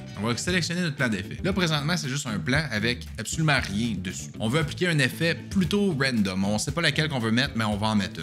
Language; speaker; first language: French; native; French